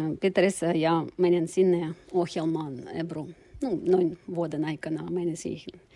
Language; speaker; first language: Finnish; non-native, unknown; Russian